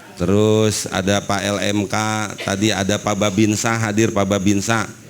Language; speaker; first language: Indonesian; native; Indonesian